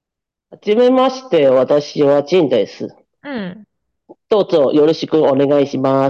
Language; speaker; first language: Japanese; non-native, learner; Chinese